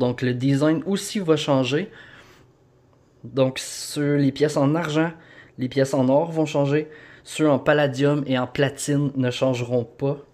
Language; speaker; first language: French; native; French